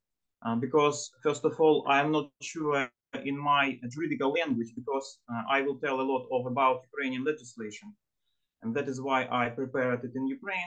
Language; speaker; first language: English; non-native, learner; Ukrainian